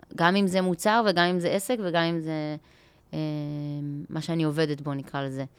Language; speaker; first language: Hebrew; native; Hebrew